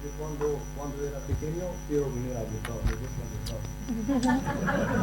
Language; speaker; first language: Spanish; non-native, learner; Central Atlas Tamazight